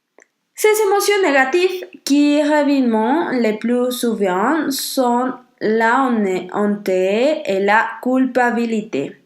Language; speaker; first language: French; non-native, learner; Spanish